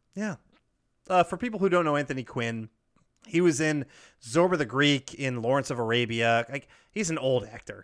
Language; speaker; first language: English; native; English